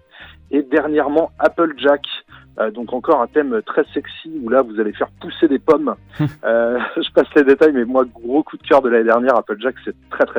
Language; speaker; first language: French; native; French